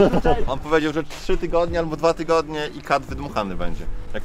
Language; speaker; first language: Polish; native; Polish